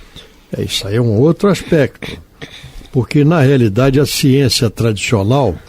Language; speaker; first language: Portuguese; native; Portuguese